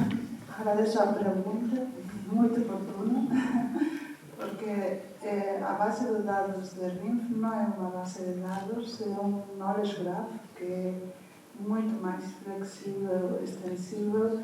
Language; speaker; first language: Portuguese; non-native, fluent; Spanish